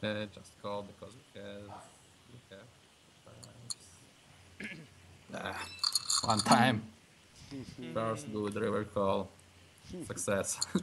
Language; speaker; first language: English; non-native, learner; Russian